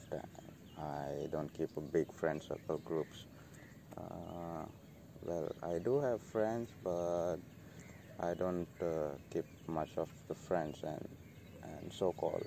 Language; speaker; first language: English; non-native, local second language; Konkani